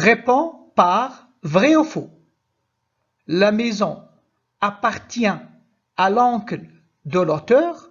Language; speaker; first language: French; non-native, local second language; Arabic